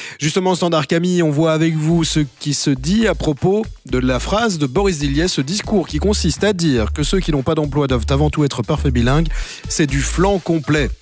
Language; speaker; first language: French; native; French